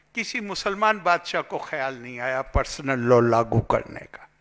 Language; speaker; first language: Hindi; native; Hindi